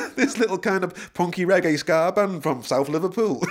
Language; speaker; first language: English; native; English